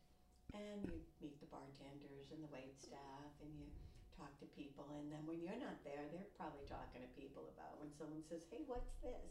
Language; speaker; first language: English; native; English